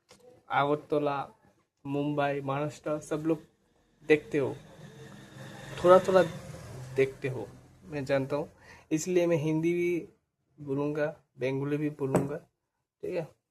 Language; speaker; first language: Hindi; non-native, local second language; Bangla